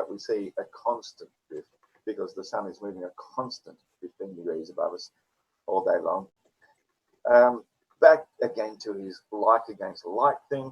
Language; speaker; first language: English; native; English